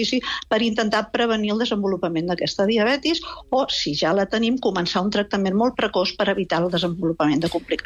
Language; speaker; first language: Catalan; native; Catalan